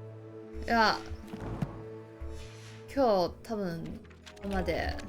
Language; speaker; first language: Japanese; non-native, learner; Chinese